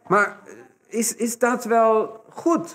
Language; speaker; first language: Dutch; non-native, fluent; Spanish